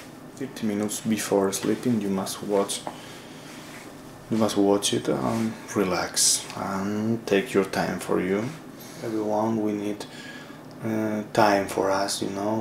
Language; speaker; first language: English; non-native, learner; Spanish